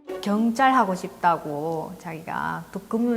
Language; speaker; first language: Korean; non-native, learner; Vietnamese